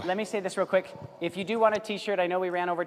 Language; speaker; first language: English; native; English